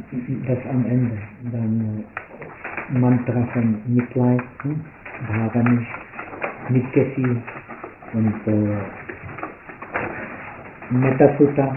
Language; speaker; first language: German; non-native, fluent; Czech